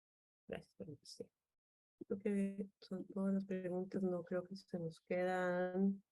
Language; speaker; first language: Spanish; native; Spanish